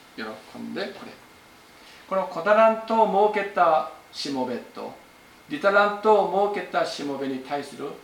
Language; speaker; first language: Japanese; non-native, fluent; Korean